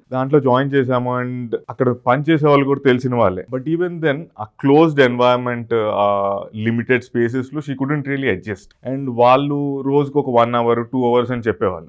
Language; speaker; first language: Telugu; native; Telugu